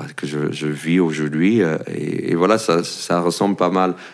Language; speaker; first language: French; non-native, fluent; English